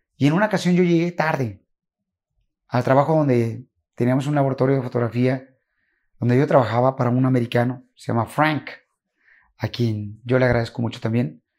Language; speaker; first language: Spanish; native; Spanish